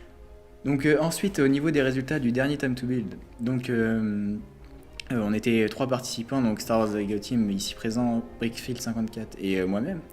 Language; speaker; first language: French; native; French